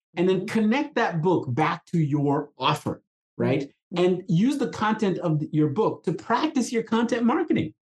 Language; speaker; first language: English; non-native, local second language; Igbo